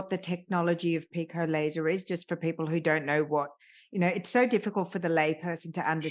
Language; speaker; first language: English; native; English